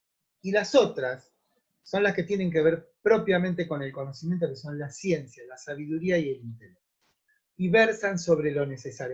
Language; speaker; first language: Spanish; native; Spanish